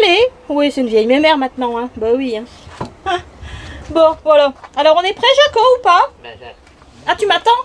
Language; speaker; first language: French; native; French